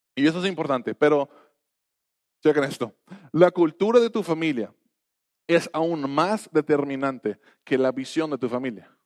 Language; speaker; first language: Spanish; non-native, fluent; English